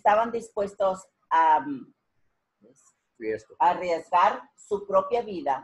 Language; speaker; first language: Spanish; native; Spanish